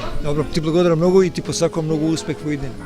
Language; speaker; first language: Macedonian; native; Macedonian